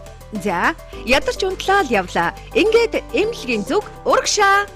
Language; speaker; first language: Mongolian; native; Mongolian